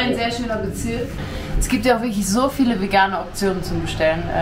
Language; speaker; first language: German; native; German